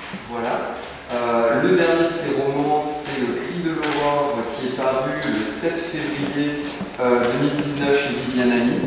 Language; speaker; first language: French; native; French